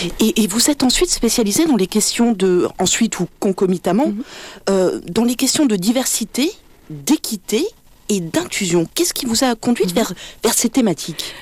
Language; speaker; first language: French; native; French